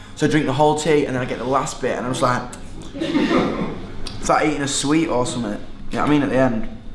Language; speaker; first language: English; native; English